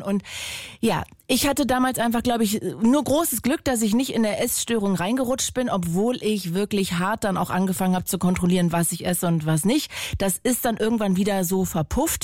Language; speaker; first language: German; native; German